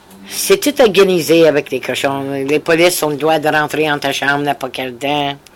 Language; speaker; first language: French; early bilingual, heritage; French